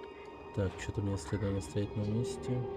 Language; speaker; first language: Russian; native; Russian